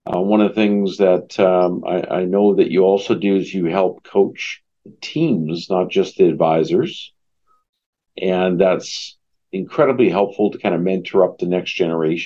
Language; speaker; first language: English; native; English